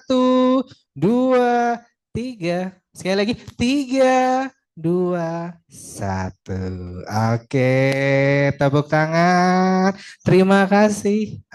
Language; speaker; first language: Indonesian; native; Indonesian